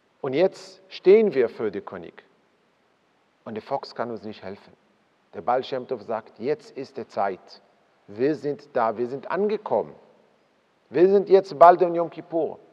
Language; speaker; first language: German; non-native, fluent; Hebrew